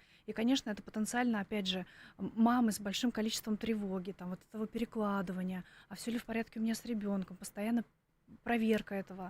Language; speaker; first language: Russian; native; Russian